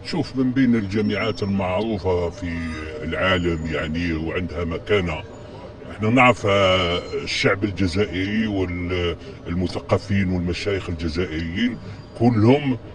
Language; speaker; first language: Arabic; native; Arabic